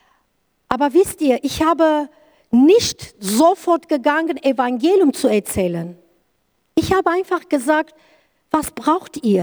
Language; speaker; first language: German; non-native, learner; Kurdish